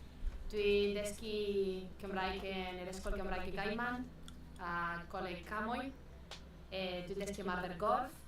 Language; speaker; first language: Welsh; non-native, learner; Spanish